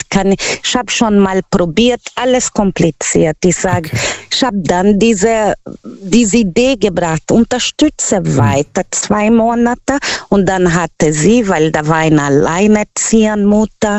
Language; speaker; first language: German; non-native, learner; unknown